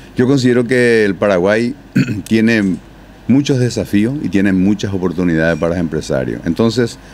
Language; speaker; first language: Spanish; native; Spanish